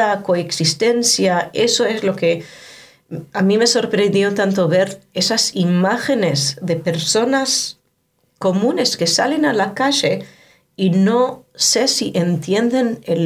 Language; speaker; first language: Spanish; non-native, fluent; Hebrew